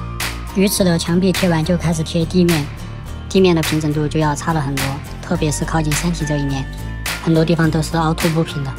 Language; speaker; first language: Chinese; native; Chinese